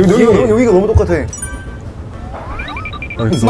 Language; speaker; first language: Korean; native; Korean